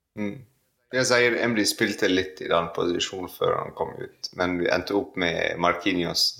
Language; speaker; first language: Norwegian; non-native, fluent; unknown